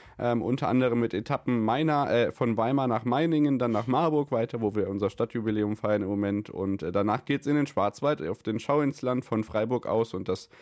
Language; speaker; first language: German; native; German